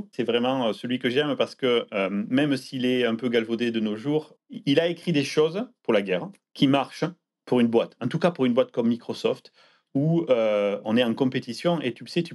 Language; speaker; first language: French; native; French